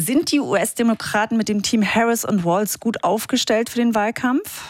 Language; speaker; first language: German; native; German